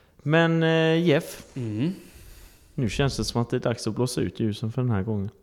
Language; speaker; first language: Swedish; native; Swedish